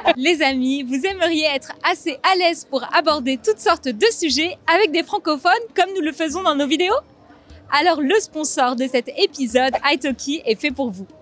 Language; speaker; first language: French; native; French